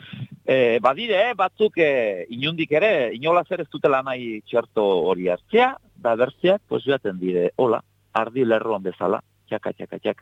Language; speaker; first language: Basque; native; Basque